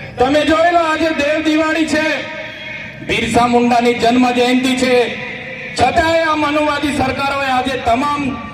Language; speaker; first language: Gujarati; non-native, local second language; Bhili